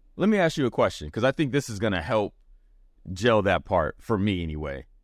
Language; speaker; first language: English; native; English